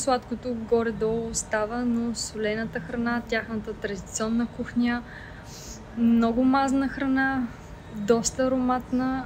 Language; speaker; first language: Bulgarian; native; Bulgarian